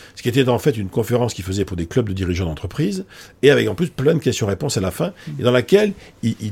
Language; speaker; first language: French; native; French